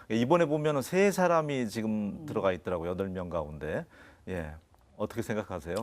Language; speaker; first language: Korean; native; Korean